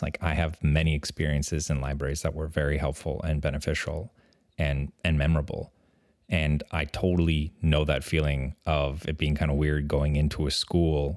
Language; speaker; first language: English; early bilingual, other home language; French